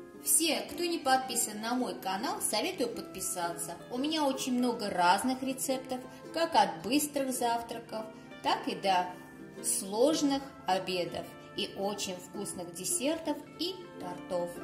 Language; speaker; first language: Russian; non-native, fluent; Armenian